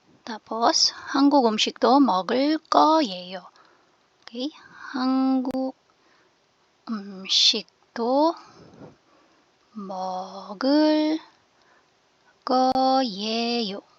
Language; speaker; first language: Korean; non-native, fluent; Filipino